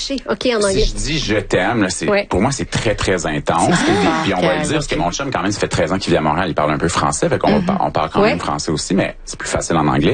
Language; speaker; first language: French; native; French